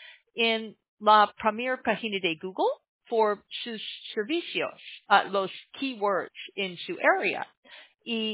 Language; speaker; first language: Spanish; non-native, learner; English